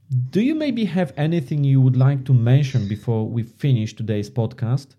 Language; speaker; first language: English; non-native, fluent; Polish